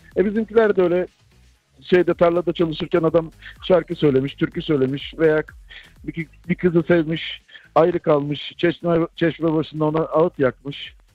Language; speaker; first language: Turkish; native; Turkish